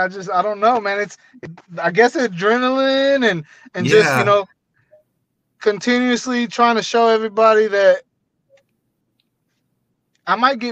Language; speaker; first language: English; native; English